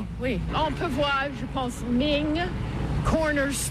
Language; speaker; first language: French; non-native, fluent; English